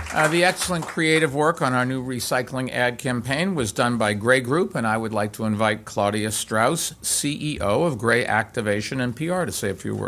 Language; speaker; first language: English; native; English